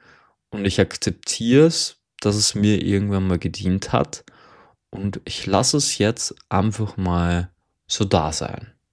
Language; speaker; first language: German; native; German